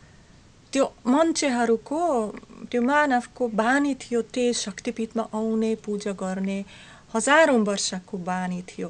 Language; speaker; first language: Nepali; non-native, learner; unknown